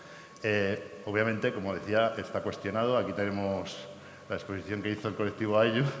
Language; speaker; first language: Spanish; native; Spanish